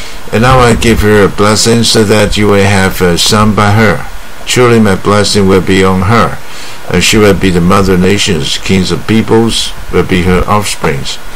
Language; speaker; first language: English; non-native, fluent; Chinese